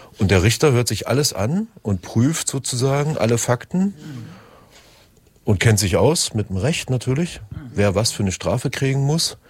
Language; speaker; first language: German; native; German